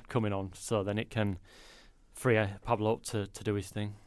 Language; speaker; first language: English; native; English